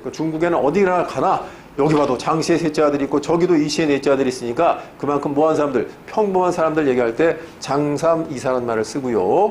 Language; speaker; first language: Korean; native; Korean